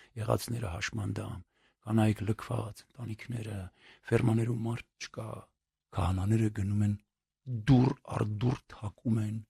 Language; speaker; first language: Armenian; native; Armenian